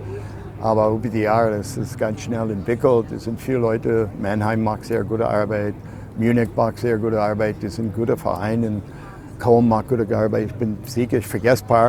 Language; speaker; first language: German; non-native, fluent; English